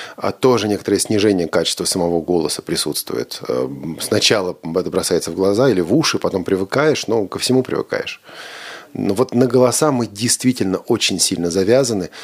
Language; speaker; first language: Russian; native; Russian